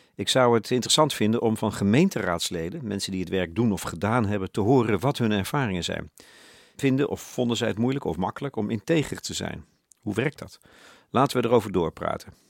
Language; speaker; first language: Dutch; native; Dutch